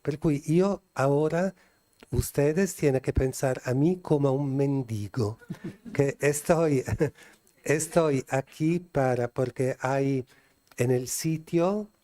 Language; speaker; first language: Spanish; non-native, fluent; Italian